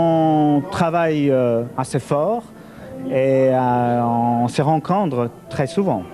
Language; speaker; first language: French; non-native, fluent; Polish